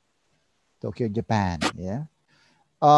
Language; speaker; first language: English; non-native, learner; Indonesian